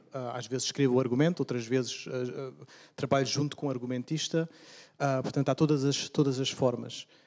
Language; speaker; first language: Portuguese; early bilingual, heritage; Portuguese